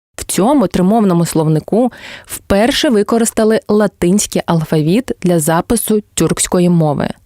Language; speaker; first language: Ukrainian; non-native, local second language; Crimean Tatar